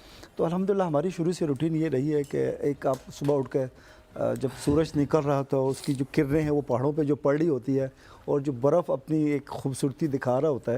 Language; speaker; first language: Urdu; non-native, local second language; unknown